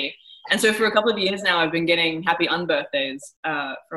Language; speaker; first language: English; native; English